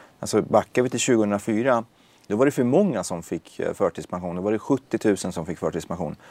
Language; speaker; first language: Swedish; early bilingual, other home language; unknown